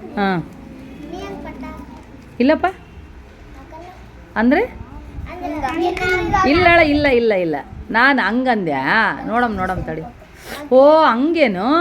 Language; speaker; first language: Kannada; native; Kannada